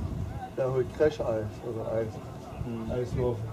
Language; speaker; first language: German; native; German